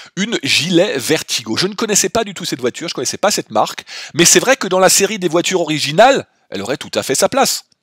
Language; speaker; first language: French; native; French